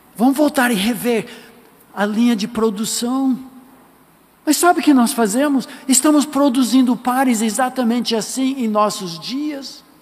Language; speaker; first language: Portuguese; non-native, fluent; English